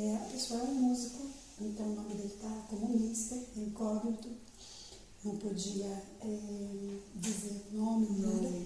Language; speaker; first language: Portuguese; native; Portuguese